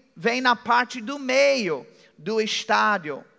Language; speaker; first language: Portuguese; non-native, fluent; English